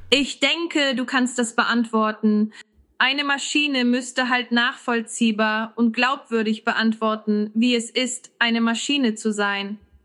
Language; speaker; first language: German; native; German